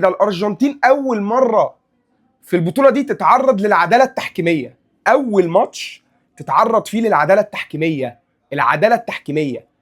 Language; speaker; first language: Arabic; native; Arabic